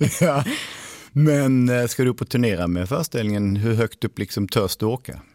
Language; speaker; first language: Swedish; native; Swedish